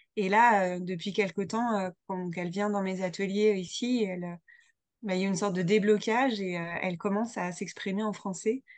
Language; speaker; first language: French; native; French